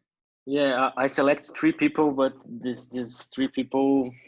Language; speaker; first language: English; non-native, learner; Portuguese